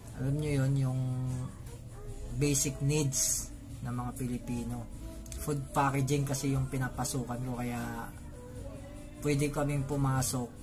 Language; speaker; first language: Filipino; native; Filipino